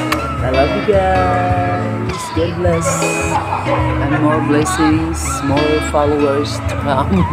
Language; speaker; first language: English; non-native, local second language; Cebuano